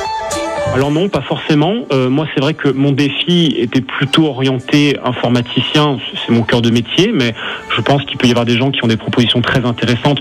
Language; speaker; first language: French; native; French